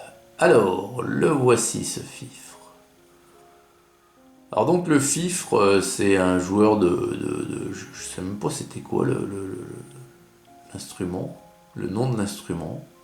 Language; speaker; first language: French; native; French